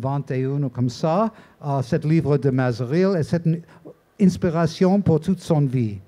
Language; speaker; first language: French; non-native, learner; English